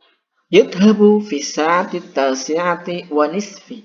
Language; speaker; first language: Arabic; non-native, learner; Indonesian